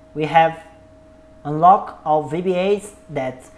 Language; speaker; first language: English; non-native, learner; Portuguese